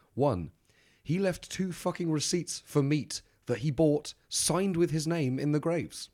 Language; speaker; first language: English; native; English